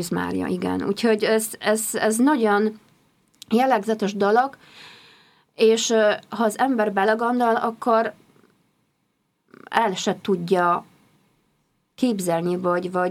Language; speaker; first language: Hungarian; non-native, fluent; Polish